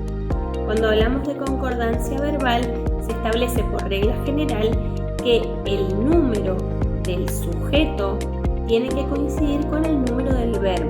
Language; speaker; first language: Spanish; native; Spanish